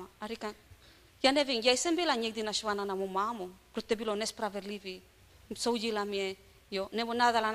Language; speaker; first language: Czech; non-native, learner; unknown